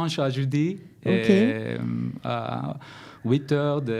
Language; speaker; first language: French; non-native, learner; Hebrew